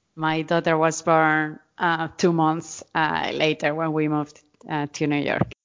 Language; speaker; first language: English; non-native, fluent; Spanish